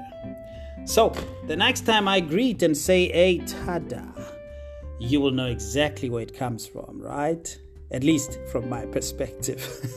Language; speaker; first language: English; non-native, local second language; Tswana